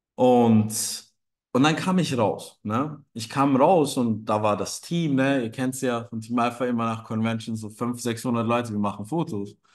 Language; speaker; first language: German; non-native, fluent; Turkish